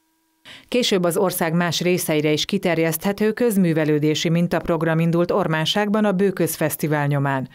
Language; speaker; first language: Hungarian; native; Hungarian